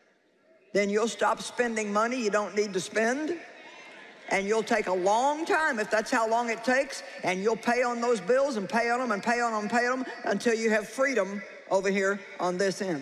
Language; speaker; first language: English; native; English